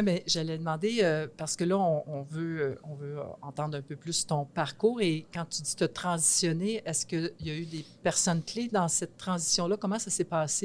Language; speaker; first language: French; native; French